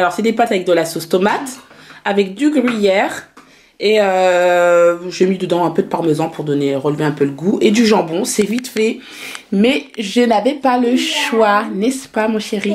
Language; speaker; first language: French; native; French